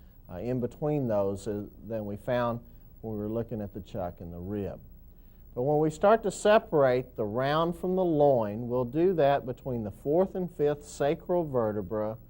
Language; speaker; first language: English; native; English